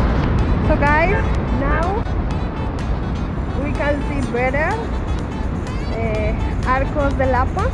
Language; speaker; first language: English; non-native, learner; Spanish